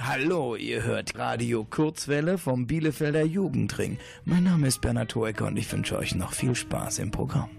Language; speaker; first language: German; native; German